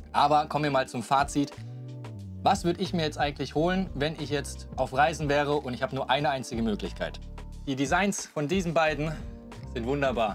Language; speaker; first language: German; native; German